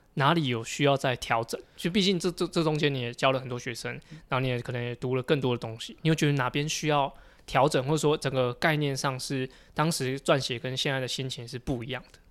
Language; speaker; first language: Chinese; native; Chinese